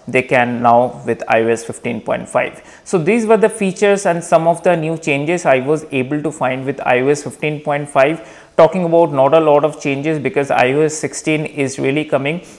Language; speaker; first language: English; non-native, local second language; Hindi